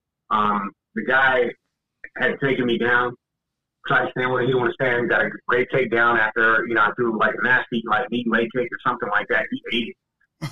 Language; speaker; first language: English; native; English